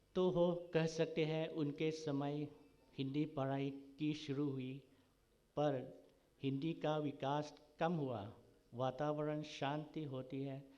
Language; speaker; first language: Hindi; non-native, learner; Thai